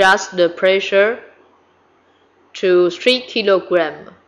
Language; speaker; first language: English; non-native, fluent; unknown